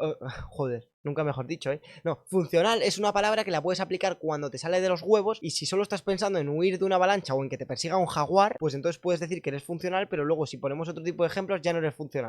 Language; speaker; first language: Spanish; native; Spanish